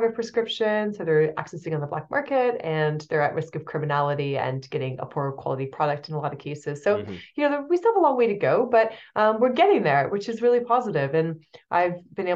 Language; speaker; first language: English; native; English